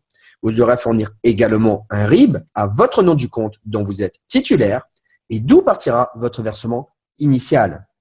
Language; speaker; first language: French; native; French